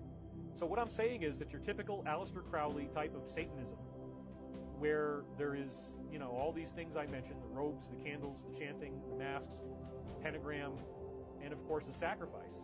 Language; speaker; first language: English; native; English